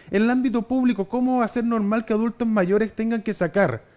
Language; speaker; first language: Spanish; native; Spanish